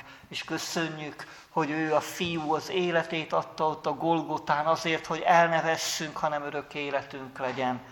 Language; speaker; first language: Hungarian; native; Hungarian